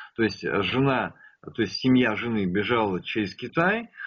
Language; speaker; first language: Russian; native; Russian